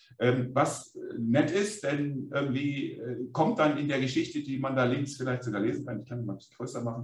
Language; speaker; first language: German; native; German